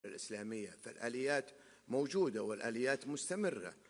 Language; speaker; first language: Arabic; native; Arabic